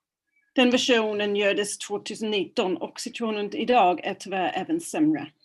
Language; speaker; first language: Swedish; non-native, fluent; English